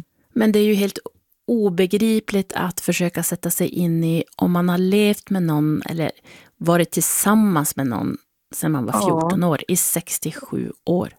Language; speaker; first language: Swedish; native; Swedish